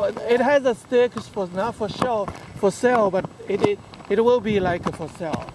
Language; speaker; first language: English; non-native, fluent; Chinese